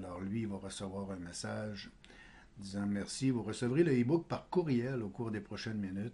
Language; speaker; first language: French; native; French